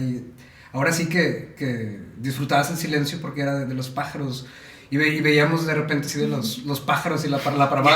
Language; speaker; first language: Spanish; native; Spanish